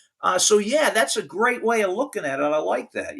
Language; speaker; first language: English; native; English